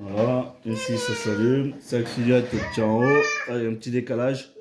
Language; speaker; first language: French; native; French